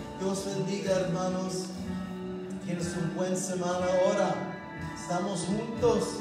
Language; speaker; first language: Spanish; non-native, learner; English